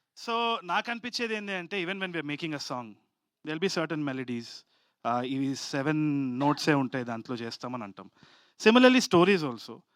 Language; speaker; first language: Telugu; native; Telugu